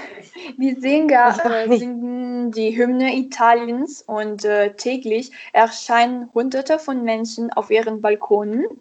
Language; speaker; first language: German; non-native, learner; Italian